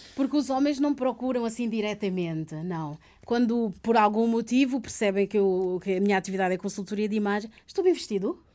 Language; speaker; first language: Portuguese; early bilingual, other home language; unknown